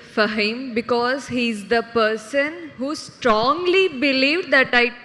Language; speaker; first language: English; non-native, local second language; Telugu